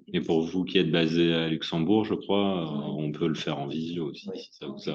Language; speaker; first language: French; native; French